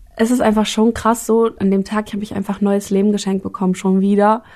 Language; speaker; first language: German; native; German